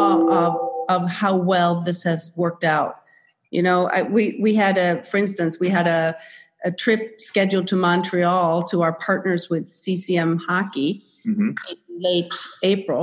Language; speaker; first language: English; non-native, fluent; Swedish